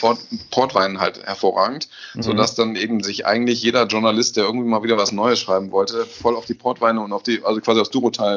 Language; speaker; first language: German; native; German